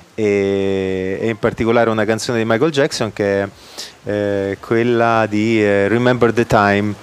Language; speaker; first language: Italian; native; Italian